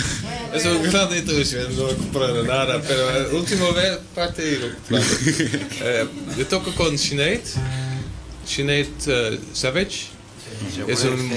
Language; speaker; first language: Spanish; non-native, learner; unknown